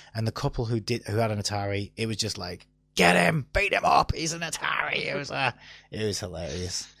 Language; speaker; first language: English; native; English